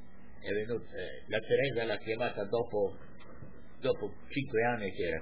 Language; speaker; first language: Italian; non-native, local second language; Friulian